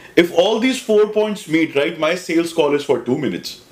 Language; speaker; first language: English; non-native, local second language; Hindi